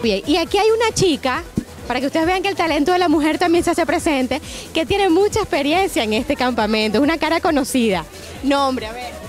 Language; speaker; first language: Spanish; native; Spanish